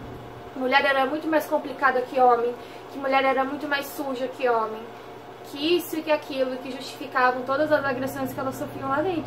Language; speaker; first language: Portuguese; native; Portuguese